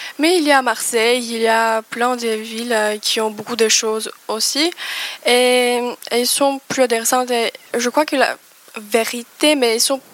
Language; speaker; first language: French; non-native, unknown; Greek